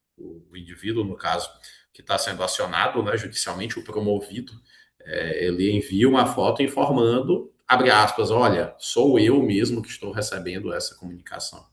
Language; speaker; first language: Portuguese; native; Portuguese